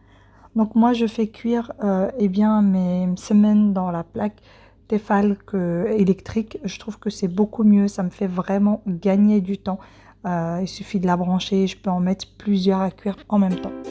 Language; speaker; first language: French; native; French